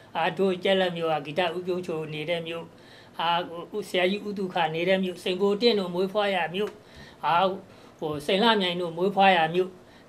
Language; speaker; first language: Burmese; native; Burmese